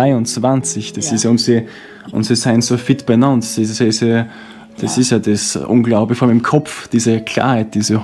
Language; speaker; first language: German; native; German